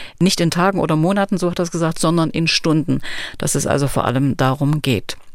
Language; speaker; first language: German; native; German